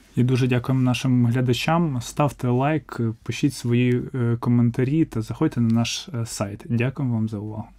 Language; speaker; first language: Ukrainian; native; Ukrainian